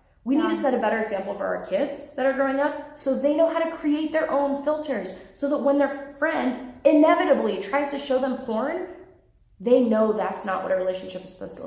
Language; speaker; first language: English; native; English